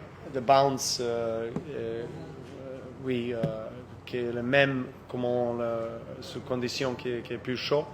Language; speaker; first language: French; non-native, fluent; Serbian